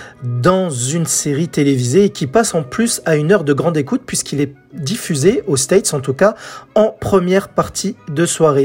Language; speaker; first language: French; native; French